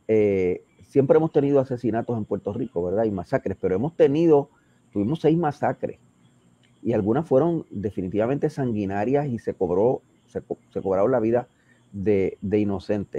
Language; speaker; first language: Spanish; native; Spanish